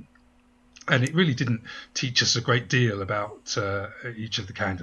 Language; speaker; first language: English; native; English